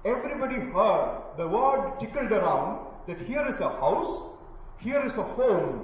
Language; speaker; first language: English; non-native, local second language; Malayalam